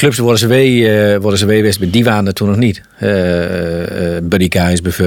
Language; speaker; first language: Dutch; native; Dutch